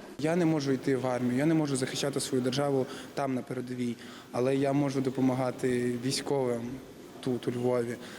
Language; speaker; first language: Ukrainian; non-native, local second language; Russian